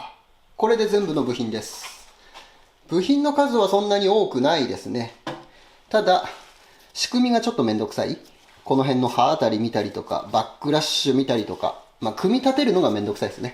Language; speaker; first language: Japanese; native; Japanese